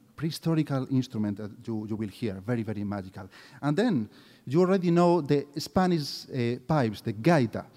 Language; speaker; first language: English; non-native, fluent; Spanish